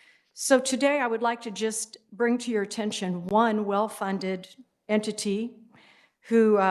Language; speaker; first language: English; native; English